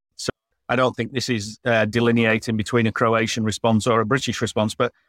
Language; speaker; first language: English; native; English